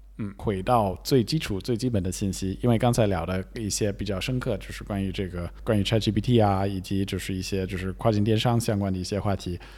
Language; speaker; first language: Chinese; non-native, fluent; English